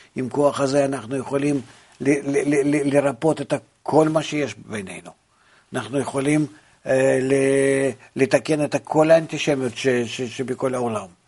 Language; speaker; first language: Hebrew; non-native, fluent; Russian